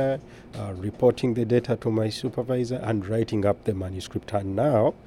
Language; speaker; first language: English; non-native, local second language; Ganda